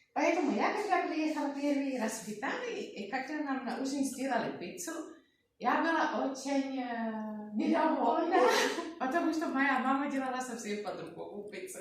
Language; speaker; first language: Russian; non-native, learner; Czech